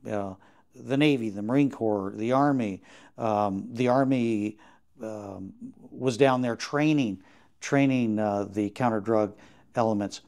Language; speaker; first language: English; native; English